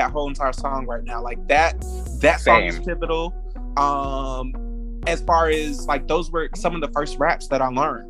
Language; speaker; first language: English; native; English